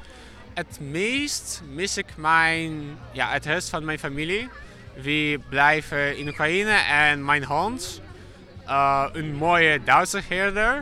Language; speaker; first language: Dutch; non-native, learner; Ukrainian